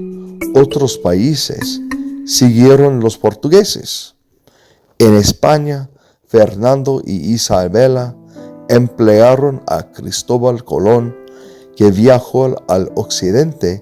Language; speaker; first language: Spanish; non-native, fluent; English